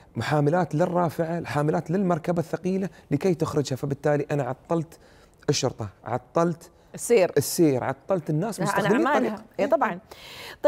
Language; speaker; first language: Arabic; native; Arabic